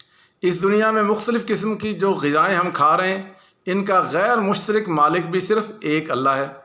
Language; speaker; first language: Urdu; non-native, local second language; Punjabi